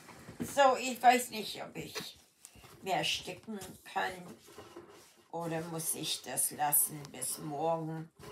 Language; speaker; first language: German; early bilingual, heritage; German